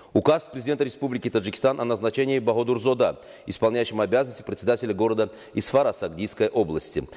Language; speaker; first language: Russian; non-native, local second language; Tajik